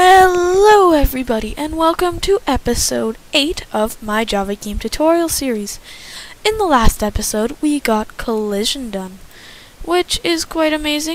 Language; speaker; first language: English; native; English